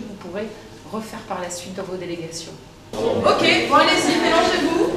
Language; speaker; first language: French; native; French